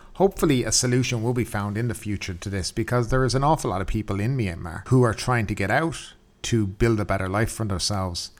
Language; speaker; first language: English; native; English